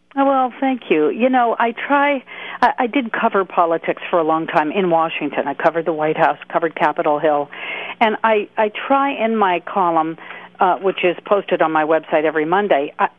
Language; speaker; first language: English; native; English